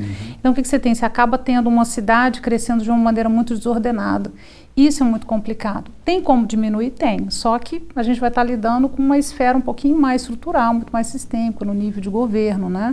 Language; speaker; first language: Portuguese; native; Portuguese